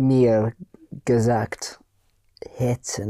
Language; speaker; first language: German; non-native, learner; English